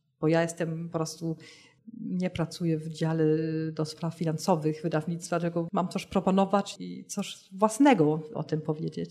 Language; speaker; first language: Polish; non-native, fluent; German